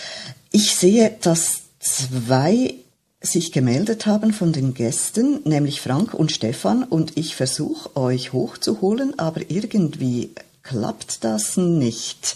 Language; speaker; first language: German; native; German